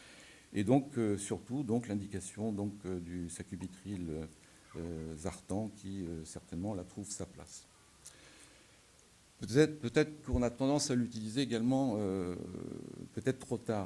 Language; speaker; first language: French; native; French